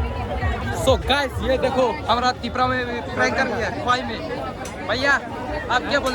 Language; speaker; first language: Hindi; non-native, local second language; Kok Borok